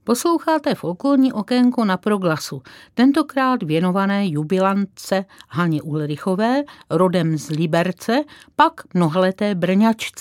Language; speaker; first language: Czech; native; Czech